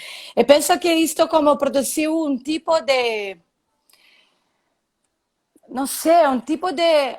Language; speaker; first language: Spanish; non-native, learner; Portuguese